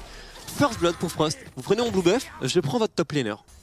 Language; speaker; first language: French; native; French